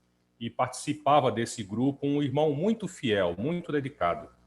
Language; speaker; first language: Portuguese; native; Portuguese